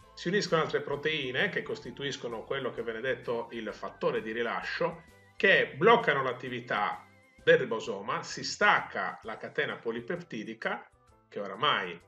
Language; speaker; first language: Italian; native; Italian